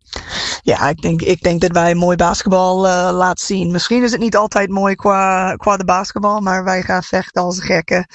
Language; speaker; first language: Dutch; non-native, fluent; English